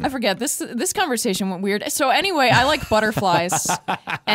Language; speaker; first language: English; native; English